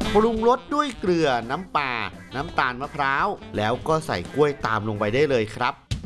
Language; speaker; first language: Thai; native; Thai